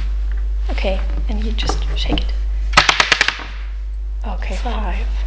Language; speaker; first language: English; non-native, fluent; German